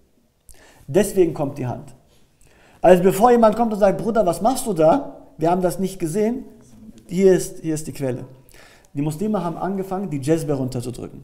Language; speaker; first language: German; early bilingual, other home language; Turkish